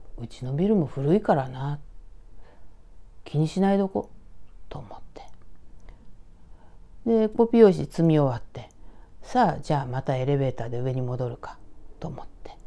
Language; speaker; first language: Japanese; native; Japanese